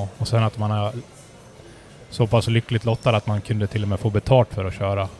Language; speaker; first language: Swedish; native; Swedish